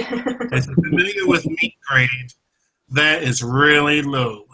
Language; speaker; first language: English; native; English